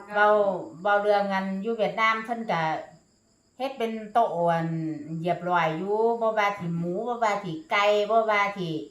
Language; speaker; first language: Thai; non-native, fluent; Vietnamese